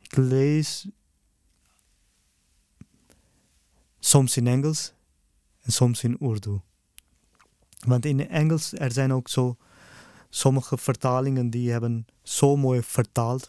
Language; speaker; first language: Dutch; early bilingual, other home language; Urdu